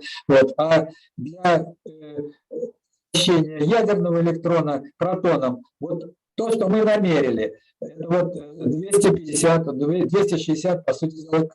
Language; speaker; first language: Russian; native; Russian